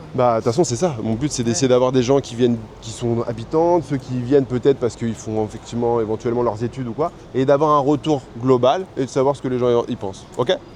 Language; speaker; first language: French; native; French